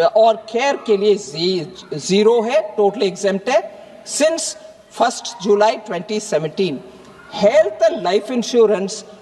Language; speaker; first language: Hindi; non-native, local second language; Tamil